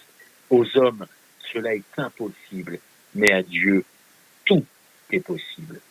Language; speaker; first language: French; native; French